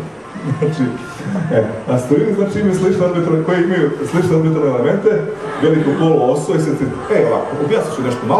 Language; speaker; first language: Serbian; native; Serbian